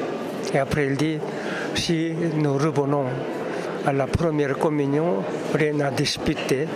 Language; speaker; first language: French; non-native, fluent; Korean